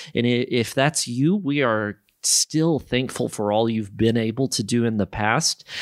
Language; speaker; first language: English; native; English